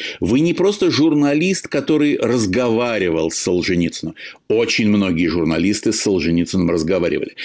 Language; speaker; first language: Russian; native; Russian